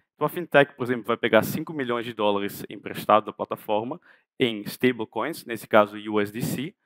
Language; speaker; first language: Portuguese; non-native, fluent; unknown